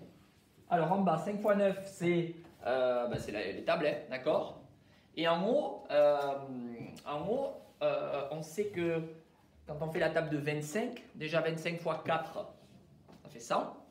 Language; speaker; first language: French; native; French